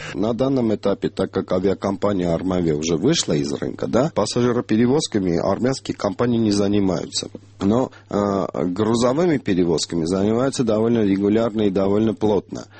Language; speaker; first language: Russian; non-native, local second language; Armenian